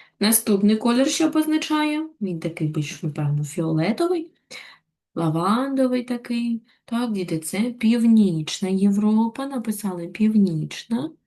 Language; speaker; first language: Ukrainian; native; Ukrainian